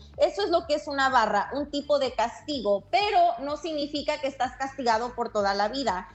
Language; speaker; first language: Spanish; early bilingual, heritage; Spanish